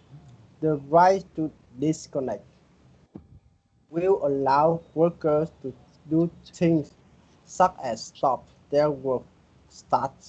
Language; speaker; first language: English; non-native, learner; Vietnamese